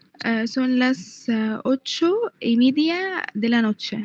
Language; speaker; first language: Spanish; non-native, learner; Arabic